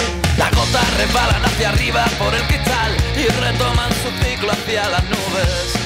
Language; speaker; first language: Spanish; native; Spanish